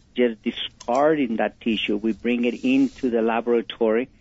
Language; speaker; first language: English; non-native, fluent; Spanish